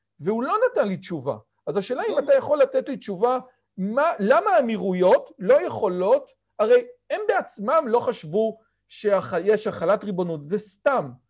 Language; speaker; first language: Hebrew; native; Hebrew